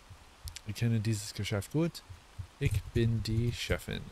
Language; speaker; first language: German; non-native, learner; English